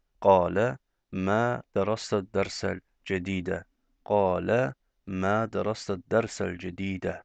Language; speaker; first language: Arabic; non-native, fluent; Turkish